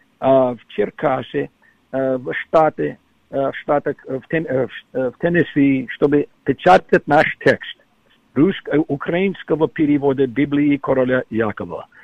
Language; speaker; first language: Russian; non-native, fluent; English